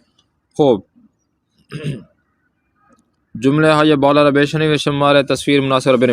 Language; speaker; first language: Persian; non-native, fluent; Urdu